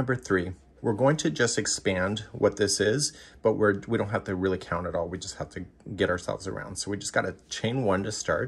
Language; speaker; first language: English; native; English